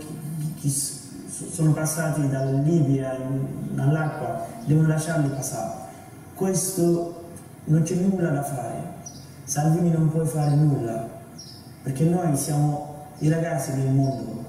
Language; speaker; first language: Italian; non-native, fluent; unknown